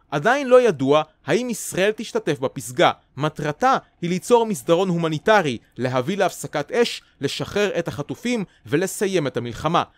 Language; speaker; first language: Hebrew; native; Hebrew